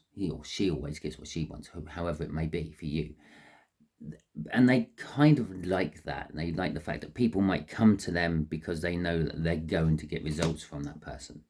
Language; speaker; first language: English; native; English